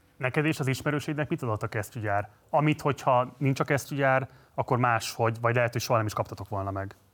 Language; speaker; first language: Hungarian; native; Hungarian